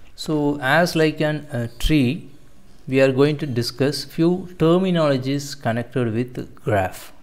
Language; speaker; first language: English; non-native, local second language; Tamil